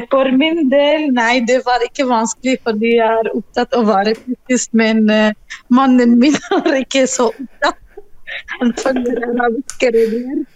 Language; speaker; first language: Norwegian; non-native, learner; Arabic